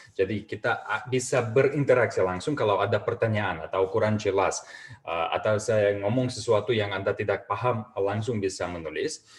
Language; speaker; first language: Indonesian; non-native, fluent; Russian